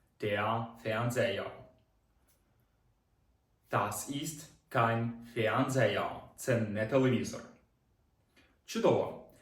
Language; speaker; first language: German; non-native, fluent; Ukrainian